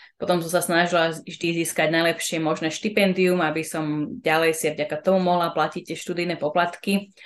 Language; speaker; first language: Slovak; early bilingual, heritage; Slovak